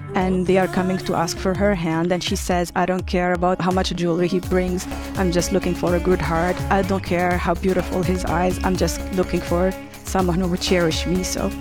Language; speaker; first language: English; non-native, fluent; Arabic